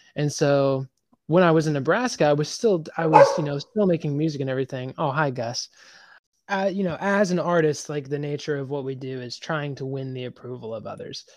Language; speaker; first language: English; native; English